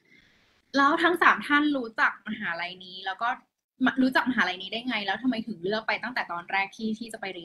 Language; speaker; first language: Thai; native; Thai